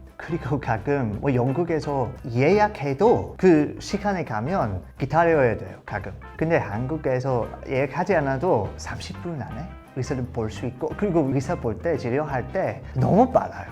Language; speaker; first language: Korean; non-native, learner; English